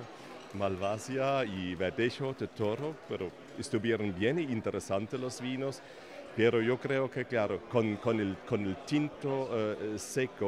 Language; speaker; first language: Spanish; non-native, fluent; German